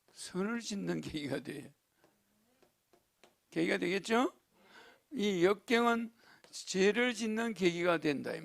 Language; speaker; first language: Korean; native; Korean